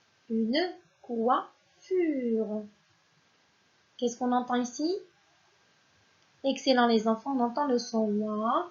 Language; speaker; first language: French; non-native, local second language; Arabic